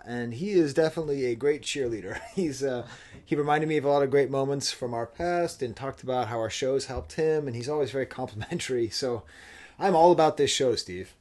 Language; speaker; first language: English; native; English